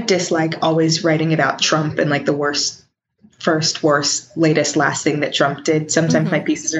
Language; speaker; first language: English; native; English